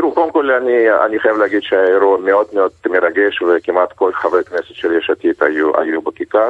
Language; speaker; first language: Hebrew; early bilingual, other home language; Russian